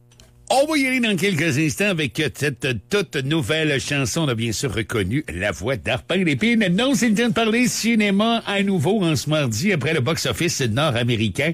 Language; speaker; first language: French; native; French